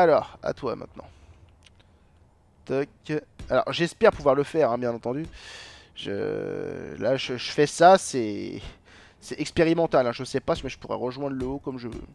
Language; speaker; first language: French; native; French